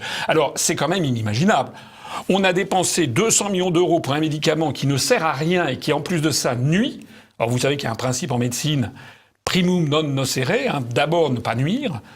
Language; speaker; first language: French; native; French